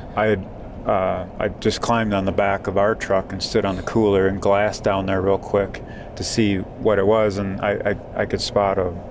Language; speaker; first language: English; native; English